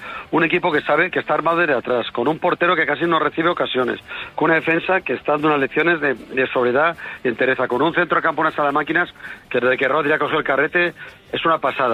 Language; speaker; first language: Spanish; native; Spanish